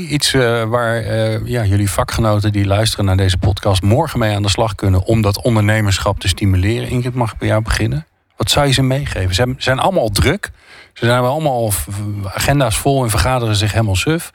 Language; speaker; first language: Dutch; native; Dutch